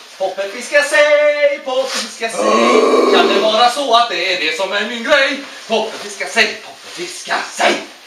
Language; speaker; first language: Swedish; early bilingual, other home language; Russian